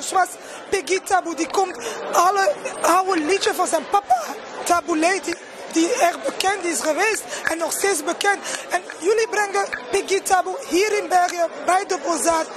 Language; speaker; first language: Dutch; non-native, fluent; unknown